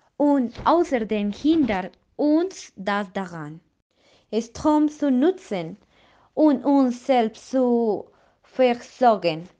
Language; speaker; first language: German; non-native, learner; Spanish